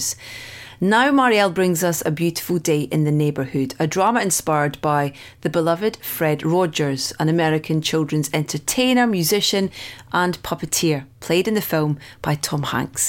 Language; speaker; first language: English; native; English